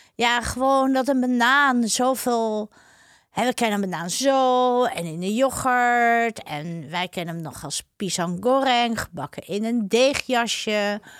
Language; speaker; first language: Dutch; early bilingual, other home language; Indonesian